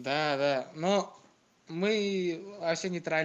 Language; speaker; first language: Russian; non-native, fluent; Uzbek